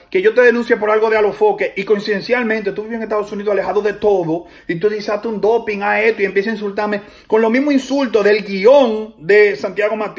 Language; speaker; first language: Spanish; native; Spanish